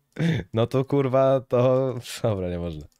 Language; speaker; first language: Polish; native; Polish